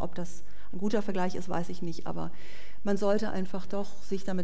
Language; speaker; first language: German; native; German